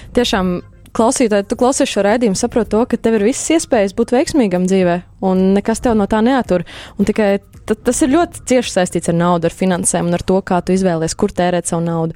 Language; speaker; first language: Latvian; native; Latvian